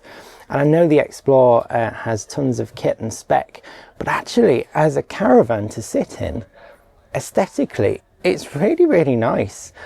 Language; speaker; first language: English; native; English